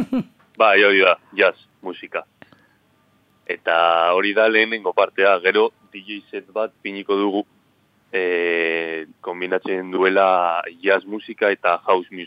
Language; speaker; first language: Basque; non-native, local second language; Spanish